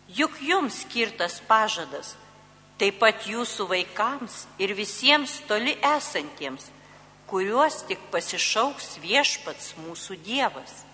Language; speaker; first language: Lithuanian; native; Lithuanian